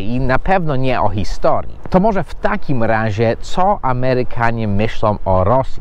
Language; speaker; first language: Polish; non-native, fluent; English